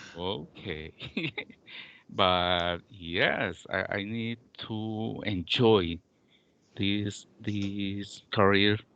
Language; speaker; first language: English; non-native, learner; Spanish